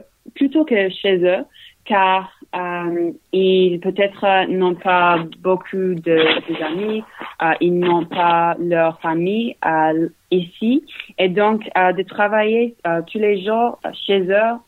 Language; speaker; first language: French; non-native, learner; English